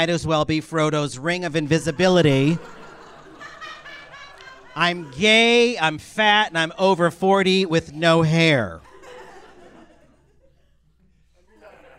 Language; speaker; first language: English; native; English